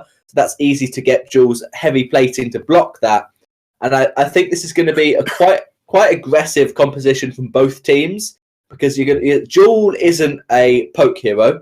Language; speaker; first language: English; native; English